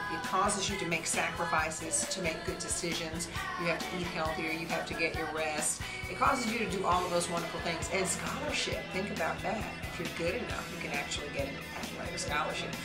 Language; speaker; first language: English; native; English